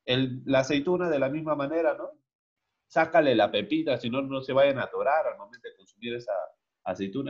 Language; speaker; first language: Spanish; native; Spanish